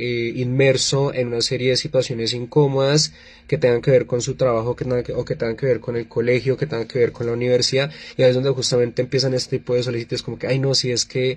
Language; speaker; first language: Spanish; native; Spanish